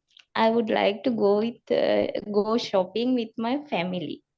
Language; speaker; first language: English; non-native, learner; Sinhala